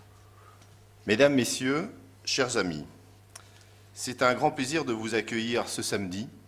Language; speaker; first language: French; native; French